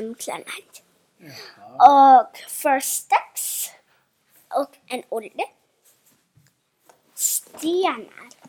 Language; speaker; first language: Swedish; early bilingual, heritage; Swedish